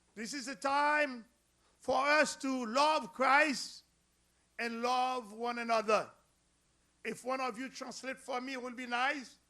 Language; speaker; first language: English; non-native, learner; Haitian Creole